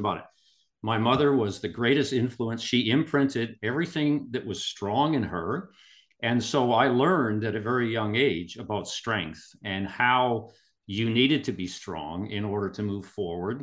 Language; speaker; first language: English; native; English